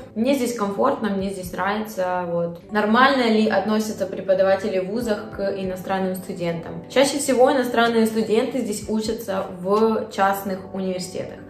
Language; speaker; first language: Russian; native; Russian